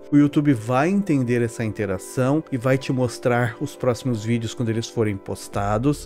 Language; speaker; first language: Portuguese; native; Portuguese